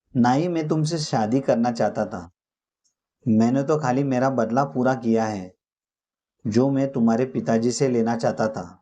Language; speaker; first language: Hindi; non-native, local second language; Marathi